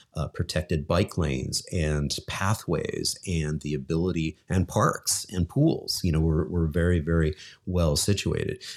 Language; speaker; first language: English; native; English